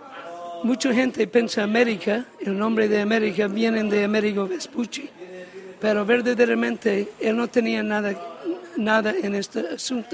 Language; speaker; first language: Spanish; non-native, learner; English